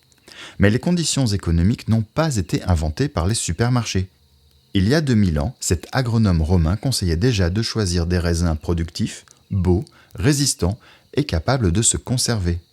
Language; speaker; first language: French; native; French